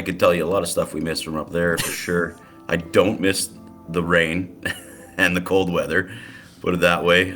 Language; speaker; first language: English; native; English